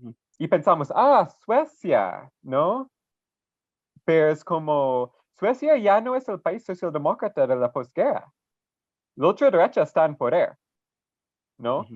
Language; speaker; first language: Spanish; non-native, fluent; English